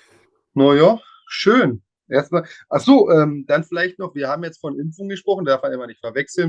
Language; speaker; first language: German; native; German